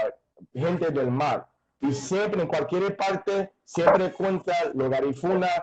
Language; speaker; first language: Spanish; non-native, fluent; English